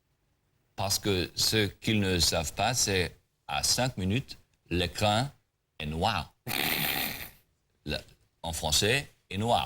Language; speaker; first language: French; non-native, learner; German